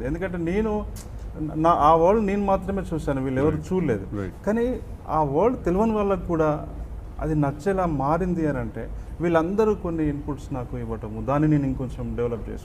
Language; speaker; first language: Telugu; native; Telugu